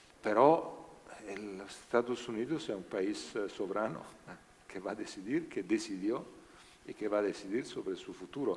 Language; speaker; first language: Spanish; non-native, learner; Italian